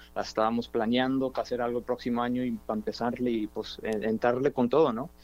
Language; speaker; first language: Spanish; early bilingual, heritage; Spanish